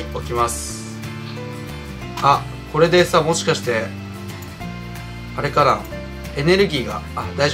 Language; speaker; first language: Japanese; native; Japanese